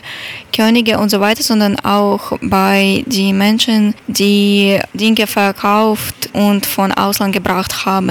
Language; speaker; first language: German; non-native, fluent; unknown